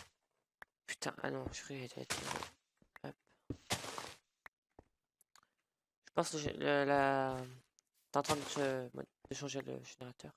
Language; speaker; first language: French; native; French